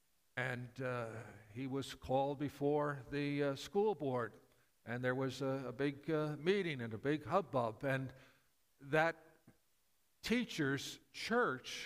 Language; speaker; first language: English; native; English